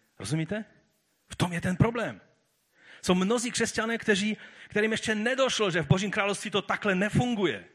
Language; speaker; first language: Czech; native; Czech